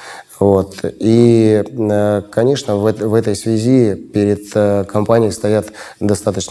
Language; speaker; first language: Russian; native; Russian